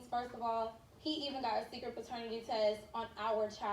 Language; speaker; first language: English; native; English